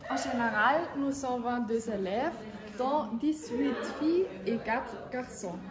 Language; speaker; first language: French; non-native, learner; German